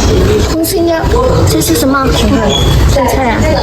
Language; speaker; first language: Chinese; non-native, learner; Indonesian